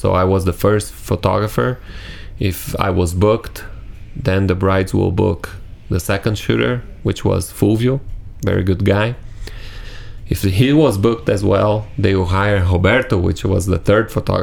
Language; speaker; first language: English; non-native, fluent; Portuguese